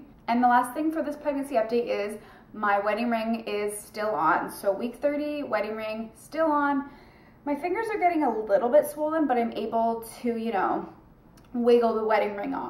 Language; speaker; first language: English; native; English